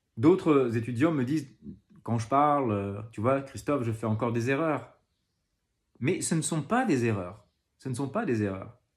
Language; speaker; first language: French; native; French